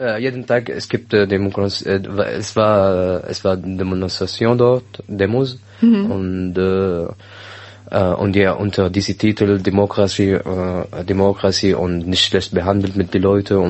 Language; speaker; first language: German; non-native, learner; Arabic